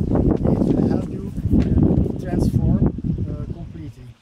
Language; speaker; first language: English; non-native, fluent; Dutch